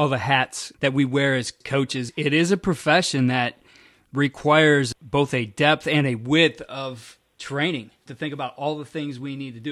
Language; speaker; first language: English; native; English